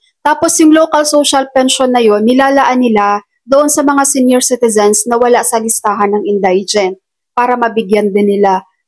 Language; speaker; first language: Filipino; non-native, local second language; Cebuano